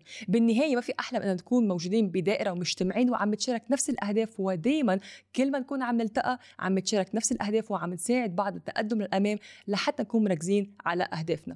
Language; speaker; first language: Arabic; native; Arabic